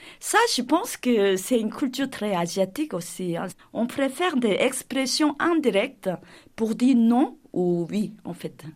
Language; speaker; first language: French; non-native, fluent; Korean